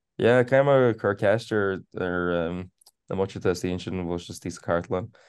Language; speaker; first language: Irish; native; Irish